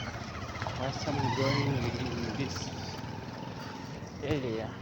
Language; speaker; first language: English; non-native, learner; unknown